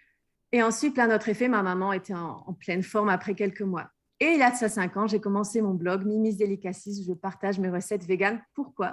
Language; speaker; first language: French; native; French